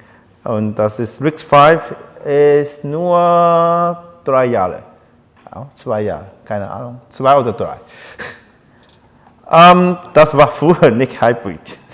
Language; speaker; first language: German; non-native, learner; Chinese